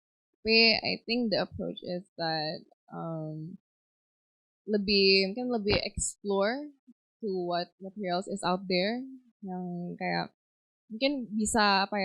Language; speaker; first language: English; non-native, fluent; Indonesian